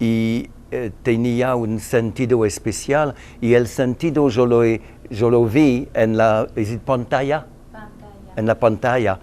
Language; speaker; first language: Spanish; non-native, learner; French